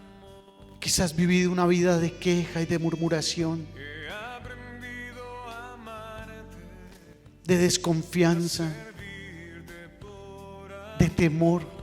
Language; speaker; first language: Spanish; native; Spanish